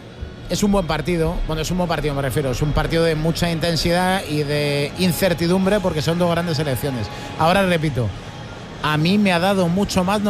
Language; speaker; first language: Spanish; native; Spanish